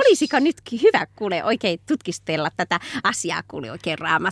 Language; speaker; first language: Finnish; native; Finnish